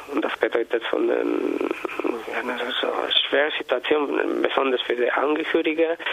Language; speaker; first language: German; non-native, learner; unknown